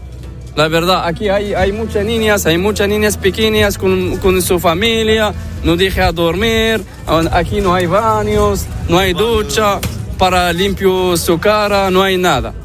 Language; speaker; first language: Spanish; non-native, learner; Arabic